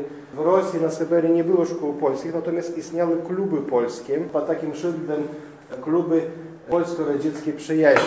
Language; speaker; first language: Polish; non-native, fluent; Russian